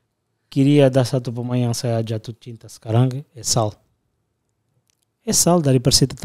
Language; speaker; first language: Indonesian; non-native, fluent; Portuguese